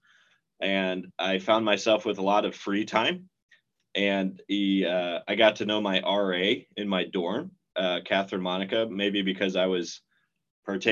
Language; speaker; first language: English; native; English